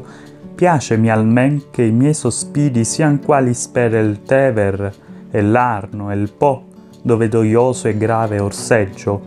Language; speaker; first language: Italian; native; Italian